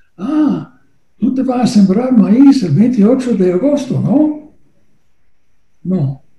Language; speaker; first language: Spanish; non-native, learner; English